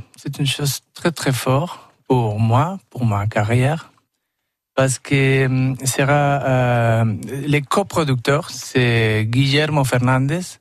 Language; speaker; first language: French; non-native, learner; Spanish